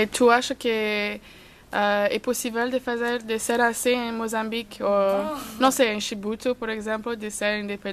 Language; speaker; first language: Portuguese; non-native, fluent; English